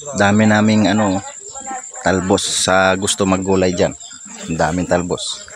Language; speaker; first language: Filipino; non-native, local second language; Cebuano